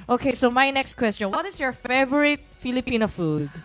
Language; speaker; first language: English; non-native, fluent; Korean